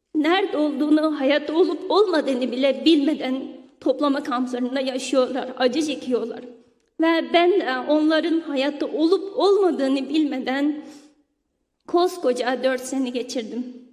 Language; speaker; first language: Turkish; non-native, fluent; Uyghur